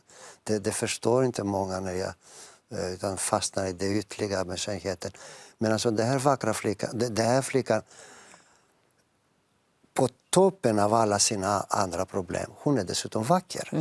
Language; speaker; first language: Swedish; non-native, fluent; Greek